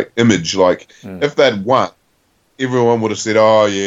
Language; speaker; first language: English; native; English